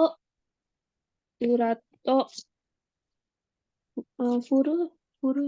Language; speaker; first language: Japanese; non-native, learner; Indonesian